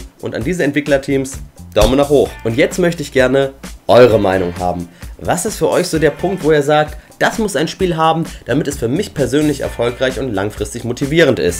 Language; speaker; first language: German; native; German